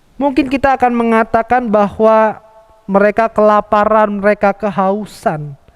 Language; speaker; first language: Indonesian; native; Indonesian